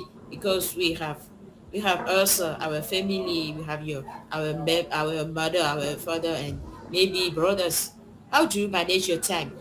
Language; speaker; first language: English; non-native, learner; French